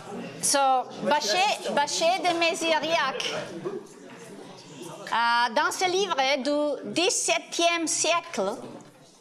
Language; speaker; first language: French; non-native, learner; Italian